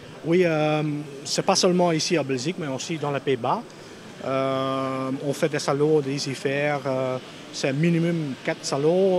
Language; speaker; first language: French; non-native, local second language; Dutch